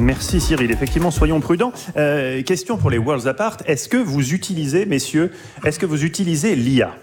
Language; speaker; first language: French; native; French